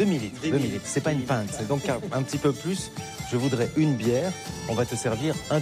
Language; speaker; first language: French; native; French